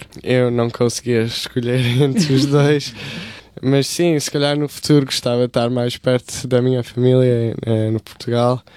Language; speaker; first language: Portuguese; early bilingual, heritage; English